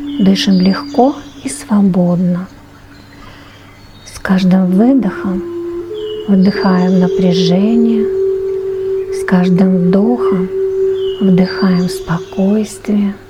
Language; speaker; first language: Russian; native; Russian